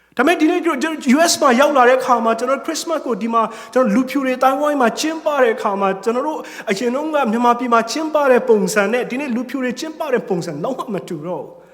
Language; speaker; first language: Burmese; non-native, local second language; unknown